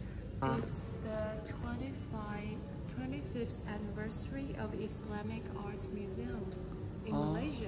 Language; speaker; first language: English; non-native, learner; Chinese